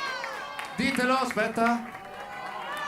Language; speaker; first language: Italian; native; Italian